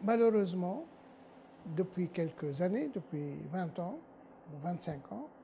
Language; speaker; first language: French; non-native, local second language; Arabic